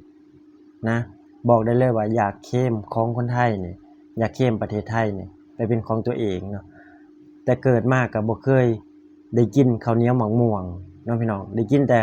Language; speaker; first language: Thai; non-native, local second language; Northeastern Thai